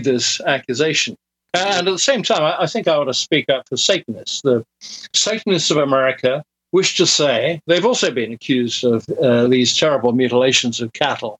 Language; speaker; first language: English; native; English